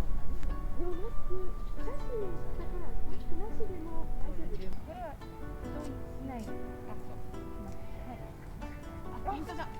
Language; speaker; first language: Japanese; non-native, learner; Slovak